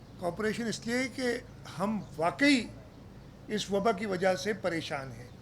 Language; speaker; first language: Urdu; non-native, local second language; Sindhi